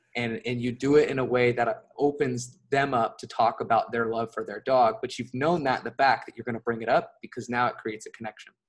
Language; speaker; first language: English; native; English